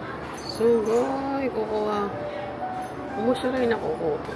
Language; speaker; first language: Japanese; non-native, learner; Filipino